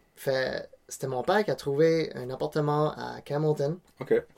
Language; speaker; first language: French; non-native, local second language; Cantonese